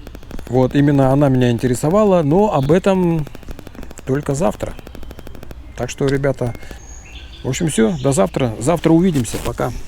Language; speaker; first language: Russian; native; Russian